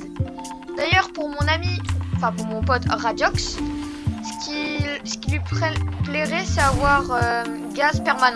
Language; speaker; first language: French; native; French